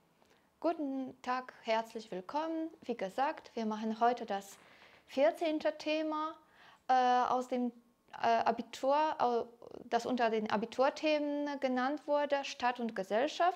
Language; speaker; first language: German; non-native, fluent; Polish